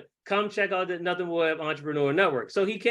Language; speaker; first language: English; native; English